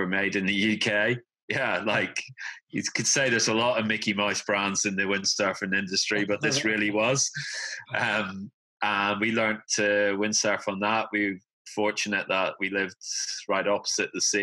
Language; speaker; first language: English; native; English